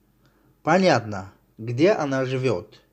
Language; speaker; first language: Russian; non-native, fluent; Tajik